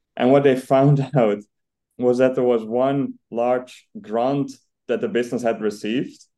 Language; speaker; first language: English; non-native, fluent; Dutch